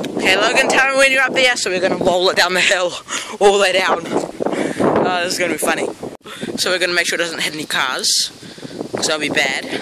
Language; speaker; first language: English; native; English